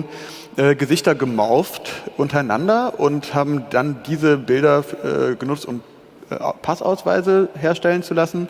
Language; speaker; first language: German; native; German